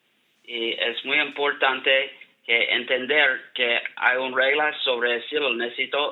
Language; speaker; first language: Spanish; non-native, learner; English